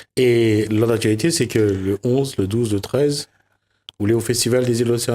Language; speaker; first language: French; non-native, local second language; Réunion Creole French